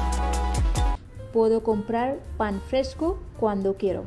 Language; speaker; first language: Spanish; non-native, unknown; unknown